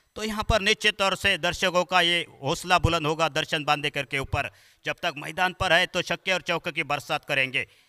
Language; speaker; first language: Hindi; non-native, local second language; Marathi